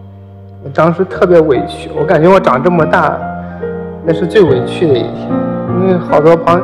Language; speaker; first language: Chinese; native; Chinese